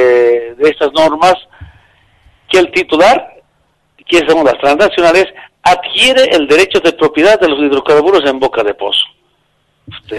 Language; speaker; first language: Spanish; native; Spanish